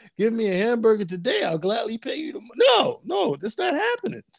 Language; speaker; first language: English; native; English